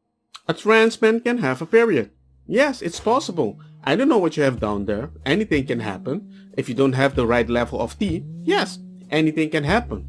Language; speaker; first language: English; non-native, fluent; Spanish